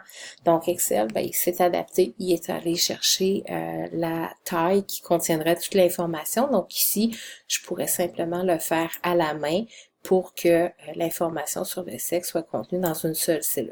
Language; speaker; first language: French; native; French